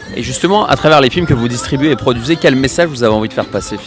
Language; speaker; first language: French; native; French